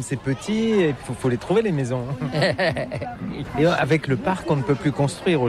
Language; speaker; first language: French; native; French